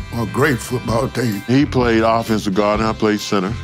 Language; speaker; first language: English; native; English